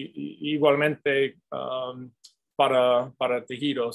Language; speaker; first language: Spanish; non-native, fluent; English